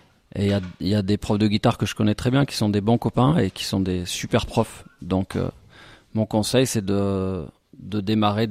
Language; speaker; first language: French; native; French